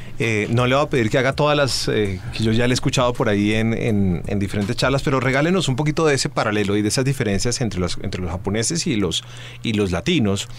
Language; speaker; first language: Spanish; native; Spanish